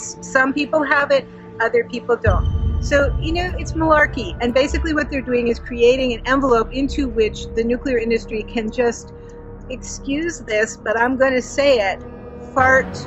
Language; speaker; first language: English; native; English